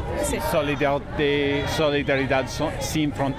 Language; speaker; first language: Spanish; non-native, learner; French